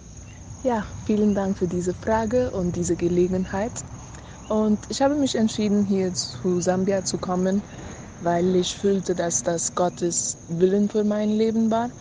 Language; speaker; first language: German; non-native, learner; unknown